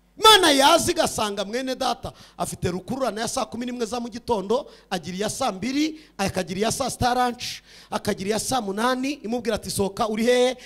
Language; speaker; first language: Kinyarwanda; early bilingual, heritage; Kinyarwanda